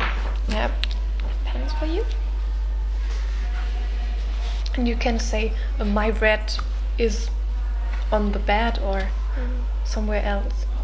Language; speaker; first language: English; non-native, fluent; German